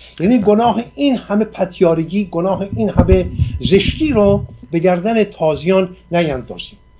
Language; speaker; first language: Persian; non-native, local second language; Assyrian Neo-Aramaic